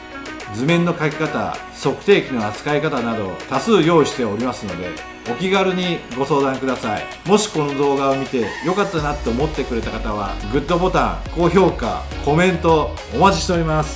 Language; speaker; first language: Japanese; native; Japanese